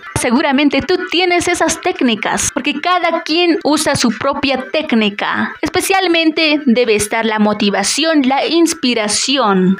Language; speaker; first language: Spanish; native; Spanish